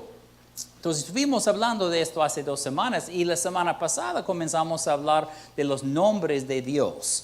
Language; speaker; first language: Spanish; non-native, fluent; English